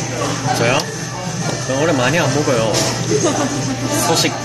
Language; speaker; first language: Korean; non-native, fluent; Japanese